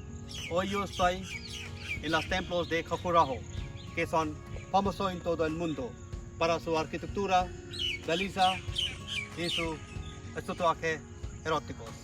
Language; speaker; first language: Spanish; non-native, learner; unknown